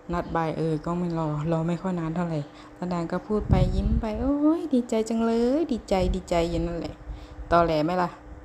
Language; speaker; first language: Thai; native; Thai